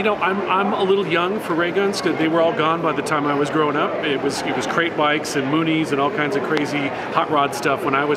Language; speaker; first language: English; native; English